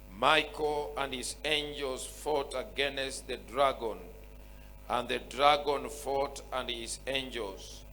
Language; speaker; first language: English; non-native, local second language; Swahili